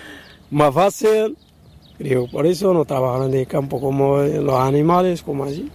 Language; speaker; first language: Spanish; non-native, learner; Arabic